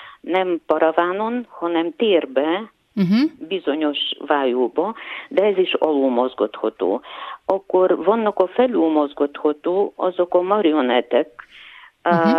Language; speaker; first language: Hungarian; non-native, fluent; Bulgarian